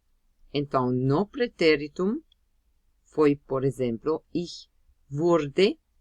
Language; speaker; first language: Portuguese; non-native, fluent; German